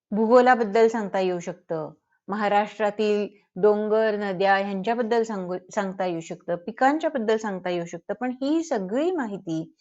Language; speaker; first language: Marathi; early bilingual, heritage; Marathi